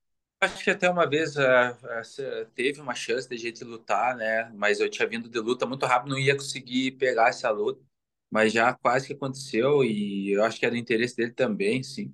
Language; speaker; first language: Portuguese; native; Portuguese